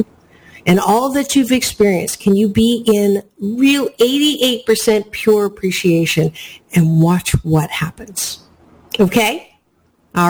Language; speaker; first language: English; native; English